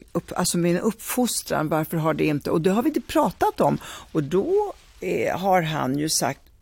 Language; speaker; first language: Swedish; early bilingual, other home language; Italian